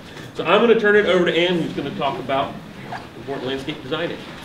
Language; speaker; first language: English; native; English